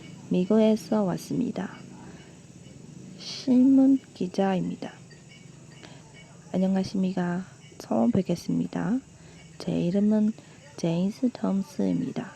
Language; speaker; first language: Korean; non-native, fluent; Burmese